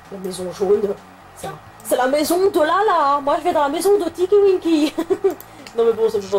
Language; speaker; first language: French; native; French